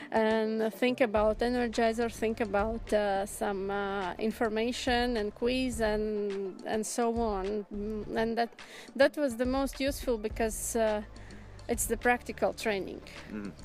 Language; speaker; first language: English; non-native, learner; Latvian